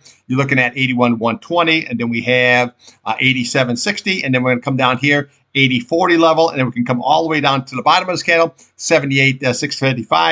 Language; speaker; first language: English; native; English